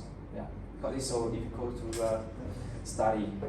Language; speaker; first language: English; non-native, learner; Vietnamese